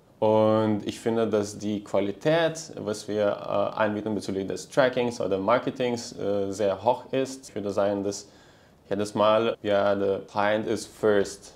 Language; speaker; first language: German; non-native, fluent; Lithuanian